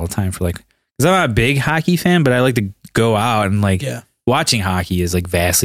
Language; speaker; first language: English; native; English